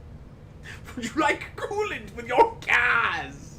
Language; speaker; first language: English; native; English